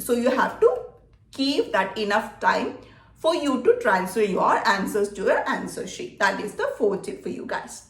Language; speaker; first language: English; non-native, local second language; Malayalam